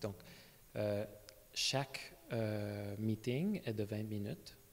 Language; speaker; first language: French; non-native, fluent; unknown